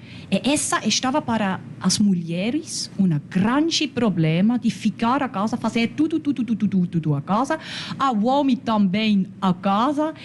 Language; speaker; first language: Portuguese; non-native, learner; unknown